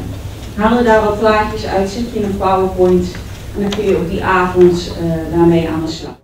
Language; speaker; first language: Dutch; native; Dutch